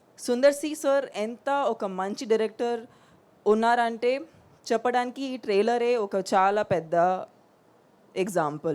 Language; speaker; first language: Telugu; non-native, fluent; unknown